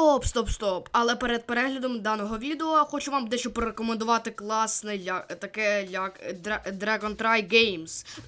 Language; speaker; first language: Ukrainian; non-native, local second language; Russian